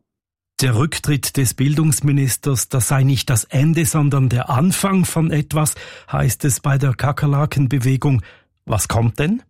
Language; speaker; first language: German; native; German